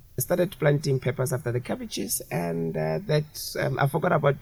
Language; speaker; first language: English; non-native, local second language; Tswana